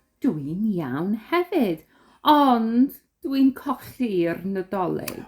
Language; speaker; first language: Welsh; non-native, learner; English